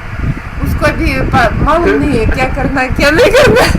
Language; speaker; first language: Hindi; non-native, fluent; Russian